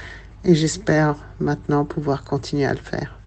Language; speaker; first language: French; non-native, local second language; Arabic